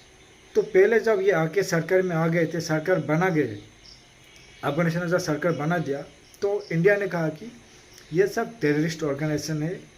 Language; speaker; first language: Hindi; non-native, local second language; Odia